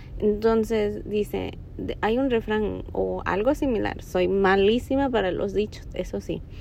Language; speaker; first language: Spanish; early bilingual, heritage; Spanish